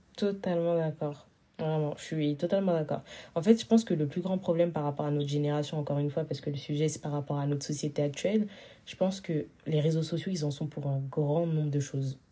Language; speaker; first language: French; early bilingual, other home language; Wolof